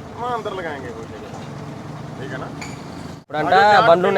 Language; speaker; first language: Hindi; non-native, local second language; Telugu